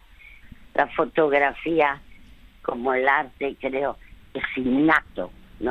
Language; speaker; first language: Spanish; early bilingual, other home language; French